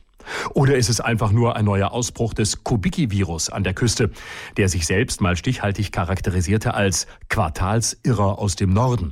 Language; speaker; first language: German; native; German